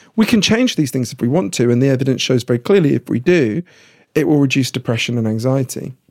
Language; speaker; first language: English; native; English